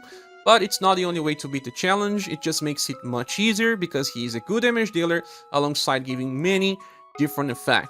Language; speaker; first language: English; non-native, fluent; Portuguese